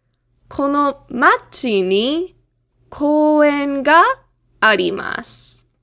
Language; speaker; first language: Japanese; non-native, fluent; English